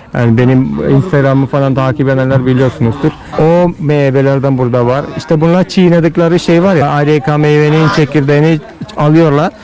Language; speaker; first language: Turkish; non-native, fluent; Malayalam